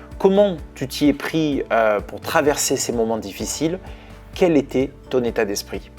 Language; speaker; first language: French; native; French